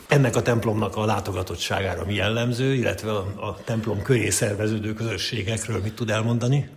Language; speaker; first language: Hungarian; native; Hungarian